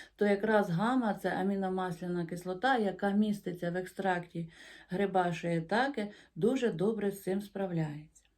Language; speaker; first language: Ukrainian; non-native, local second language; Russian